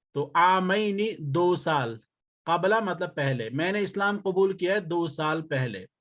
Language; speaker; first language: Urdu; native; Urdu